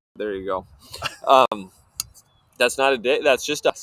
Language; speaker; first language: English; native; English